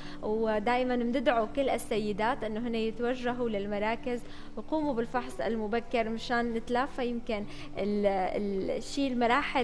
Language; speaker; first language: Arabic; native; Arabic